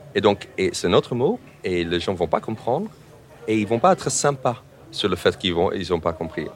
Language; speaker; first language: French; non-native, fluent; English